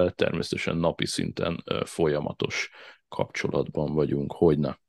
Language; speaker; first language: Hungarian; native; Hungarian